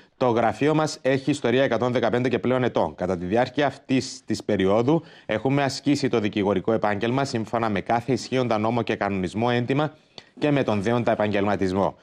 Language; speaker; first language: Greek; native; Greek